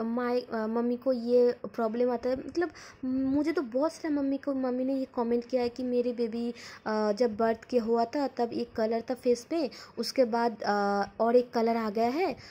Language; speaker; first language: Hindi; non-native, local second language; Bangla